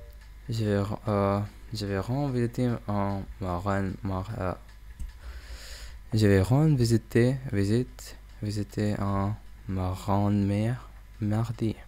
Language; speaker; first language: French; non-native, learner; English